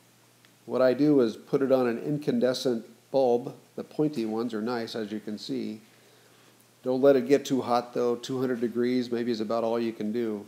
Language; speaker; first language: English; native; English